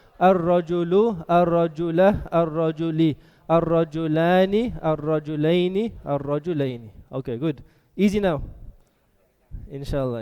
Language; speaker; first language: Arabic; non-native, fluent; English